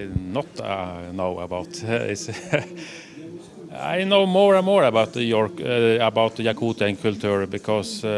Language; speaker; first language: English; non-native, learner; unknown